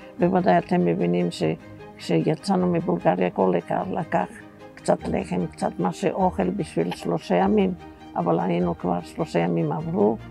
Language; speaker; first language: Hebrew; non-native, fluent; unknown